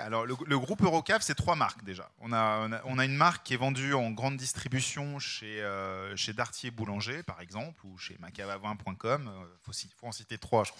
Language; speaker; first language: French; native; French